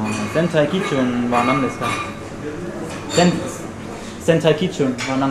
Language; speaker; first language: Japanese; non-native, learner; German